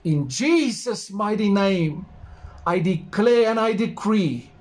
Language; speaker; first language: English; non-native, local second language; Afrikaans